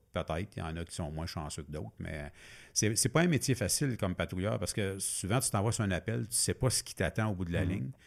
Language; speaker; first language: French; native; French